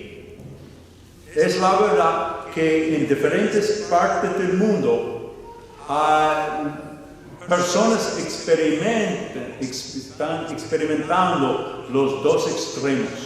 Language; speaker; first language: Spanish; non-native, fluent; English